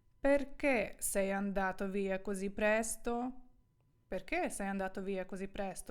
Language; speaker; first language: Italian; non-native, fluent; Ukrainian